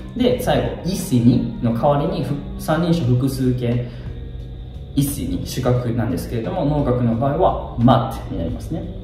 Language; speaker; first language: Japanese; native; Japanese